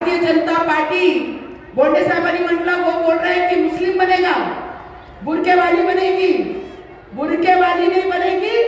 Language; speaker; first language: Hindi; non-native, local second language; Marathi